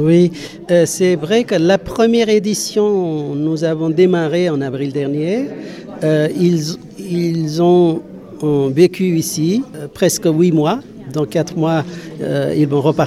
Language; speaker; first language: French; non-native, fluent; Nepali